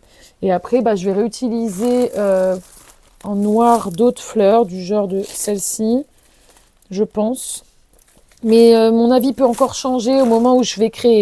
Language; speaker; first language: French; native; French